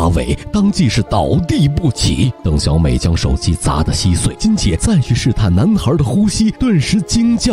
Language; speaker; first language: Chinese; native; Chinese